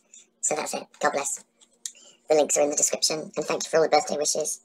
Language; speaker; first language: English; native; English